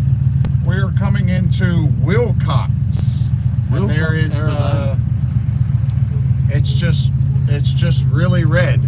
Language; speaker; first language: English; native; English